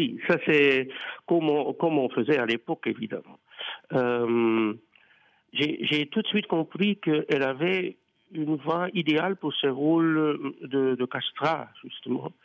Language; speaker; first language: French; non-native, fluent; Dutch